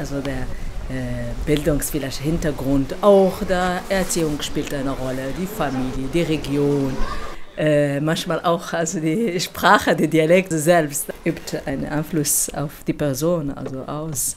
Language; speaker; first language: German; non-native, fluent; Arabic